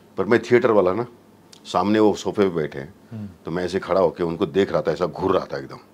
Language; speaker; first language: Hindi; non-native, local second language; Marathi